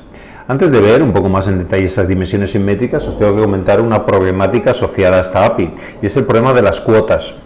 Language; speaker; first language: Spanish; native; Spanish